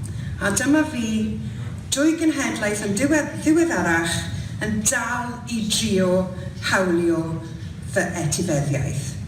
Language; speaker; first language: Welsh; non-native, local second language; English